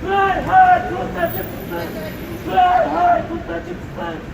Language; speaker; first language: German; non-native, learner; Tajik